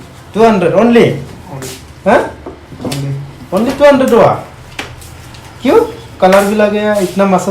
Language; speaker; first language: Hindi; non-native, local second language; Bodo